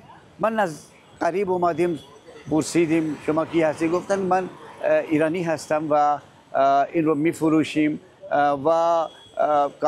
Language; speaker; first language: Persian; non-native, fluent; Urdu